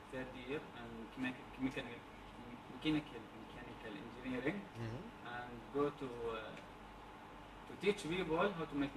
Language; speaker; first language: English; non-native, learner; Arabic